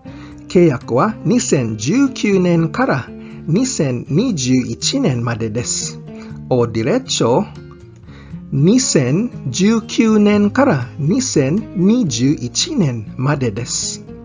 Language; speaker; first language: Japanese; non-native, fluent; Filipino